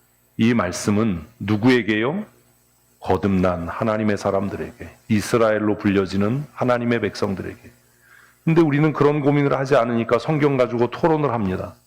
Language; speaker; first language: Korean; native; Korean